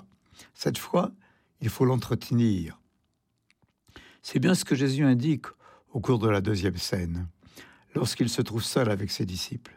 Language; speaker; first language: French; native; French